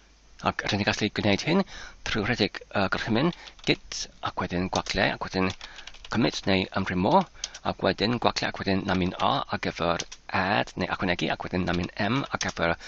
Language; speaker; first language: Welsh; non-native, learner; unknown